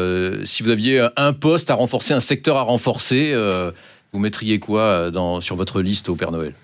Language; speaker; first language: French; native; French